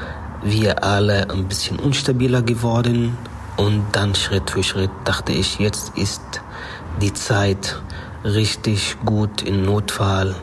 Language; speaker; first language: German; non-native, fluent; Arabic